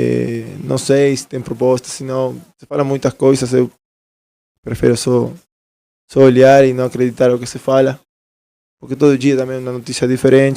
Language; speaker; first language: Portuguese; non-native, fluent; Spanish